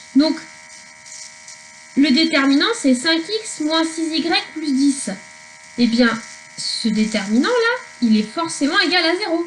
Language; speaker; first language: French; native; French